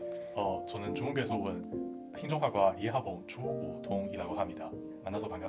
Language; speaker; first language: Korean; non-native, fluent; Chinese